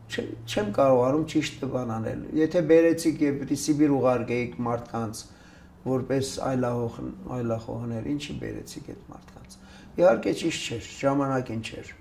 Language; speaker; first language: Armenian; early bilingual, other home language; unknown